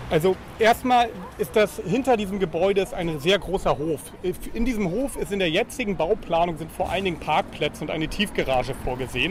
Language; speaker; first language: German; native; German